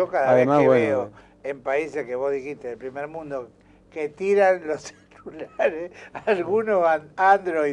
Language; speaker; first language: Spanish; native; Spanish